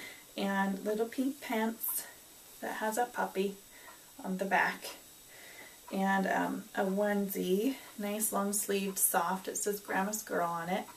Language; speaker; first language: English; native; English